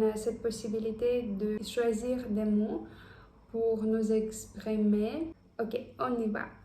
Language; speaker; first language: French; non-native, fluent; Russian